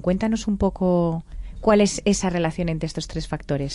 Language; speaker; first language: Spanish; native; Spanish